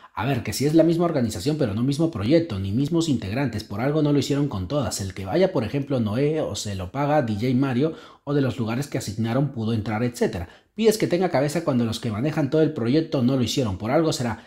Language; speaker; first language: Spanish; native; Spanish